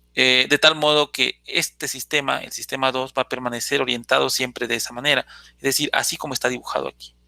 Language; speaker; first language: Spanish; native; Spanish